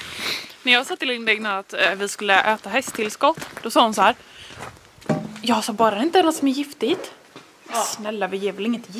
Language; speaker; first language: Swedish; native; Swedish